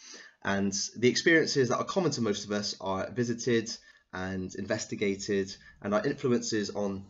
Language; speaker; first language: English; native; English